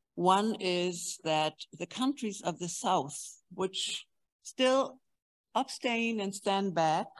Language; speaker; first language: English; non-native, fluent; German